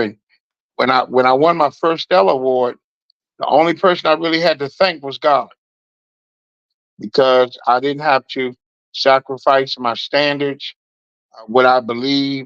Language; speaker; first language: English; native; English